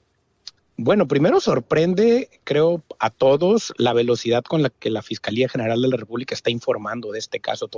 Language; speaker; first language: Spanish; native; Spanish